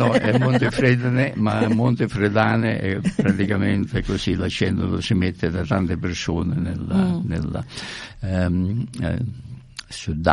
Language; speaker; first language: Italian; native; Italian